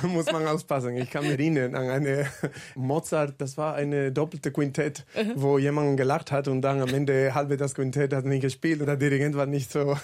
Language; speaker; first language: German; non-native, learner; Spanish